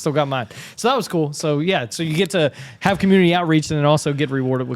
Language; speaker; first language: English; native; English